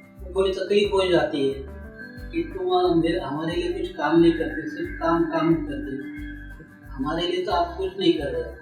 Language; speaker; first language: Hindi; non-native, local second language; Marathi